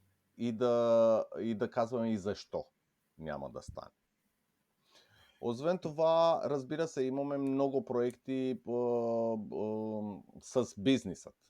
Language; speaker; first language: Bulgarian; non-native, fluent; Romanian